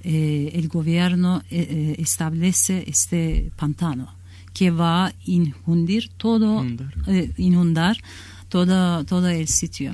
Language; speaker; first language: Spanish; non-native, learner; Kurdish